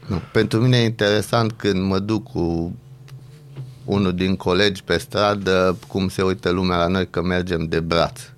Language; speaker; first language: Romanian; native; Romanian